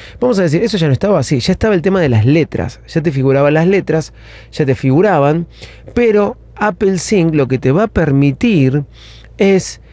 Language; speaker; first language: Spanish; native; Spanish